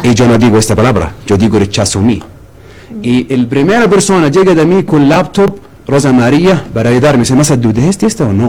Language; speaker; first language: Spanish; non-native, learner; Arabic